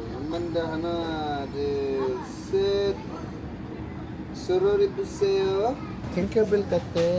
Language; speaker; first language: Korean; non-native, learner; Cebuano